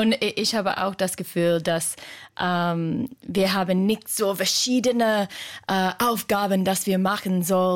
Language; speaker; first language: German; non-native, fluent; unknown